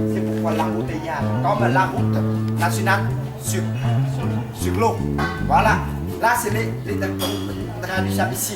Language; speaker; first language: French; non-native, learner; Vietnamese